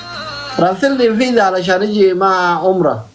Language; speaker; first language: Arabic; non-native, learner; Oromo